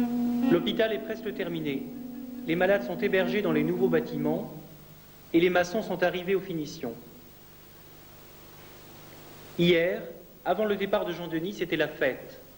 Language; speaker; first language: French; native; French